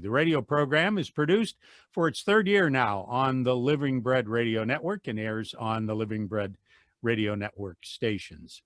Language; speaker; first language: English; native; English